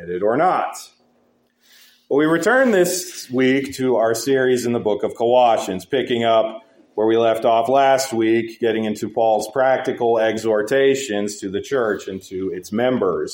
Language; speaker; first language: English; native; English